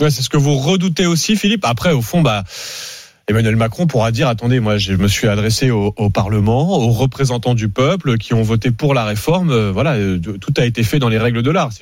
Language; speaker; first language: French; native; French